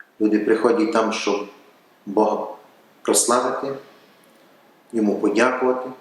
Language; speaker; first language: Ukrainian; early bilingual, heritage; Ukrainian